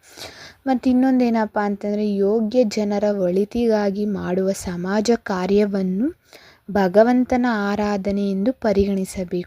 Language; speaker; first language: Kannada; native; Kannada